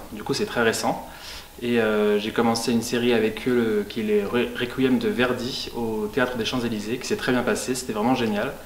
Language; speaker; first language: French; native; French